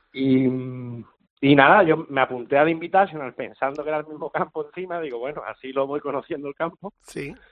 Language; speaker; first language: Spanish; native; Spanish